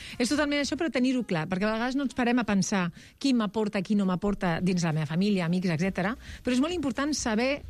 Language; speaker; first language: Catalan; non-native, local second language; Spanish